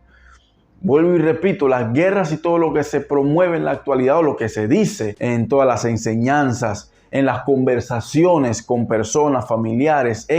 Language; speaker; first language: Spanish; native; Spanish